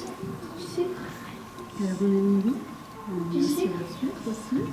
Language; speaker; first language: French; early bilingual, other home language; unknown